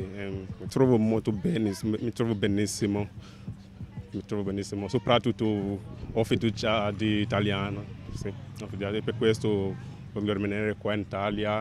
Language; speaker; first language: Italian; non-native, learner; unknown